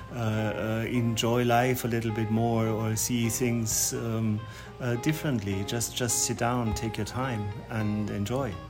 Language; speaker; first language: English; non-native, fluent; German